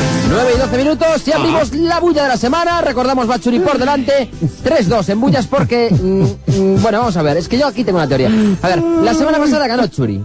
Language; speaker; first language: Spanish; native; Spanish